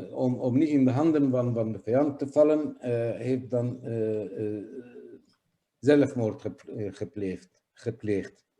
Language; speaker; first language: Dutch; non-native, fluent; Kurdish